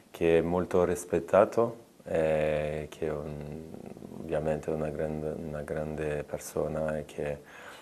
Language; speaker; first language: Italian; non-native, fluent; French